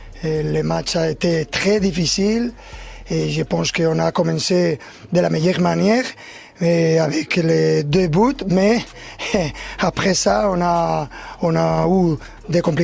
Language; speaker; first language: French; non-native, learner; Spanish